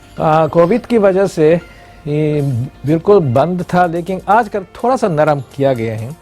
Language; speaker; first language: Urdu; non-native, fluent; Japanese